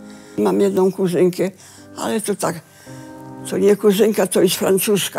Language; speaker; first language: Polish; early bilingual, heritage; Polish